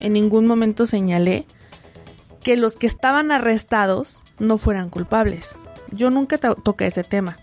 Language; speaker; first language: Spanish; native; Spanish